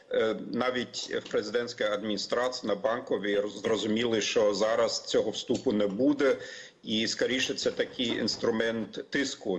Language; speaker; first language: Ukrainian; non-native, fluent; German